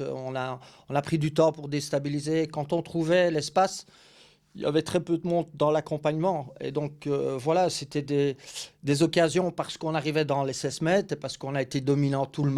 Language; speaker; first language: French; native; French